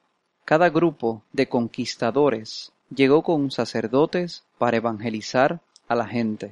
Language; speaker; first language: Spanish; non-native, fluent; English